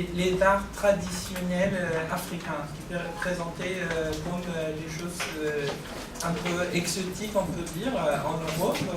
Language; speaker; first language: French; non-native, fluent; Persian